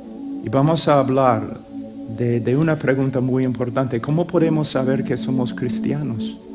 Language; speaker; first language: Spanish; non-native, fluent; English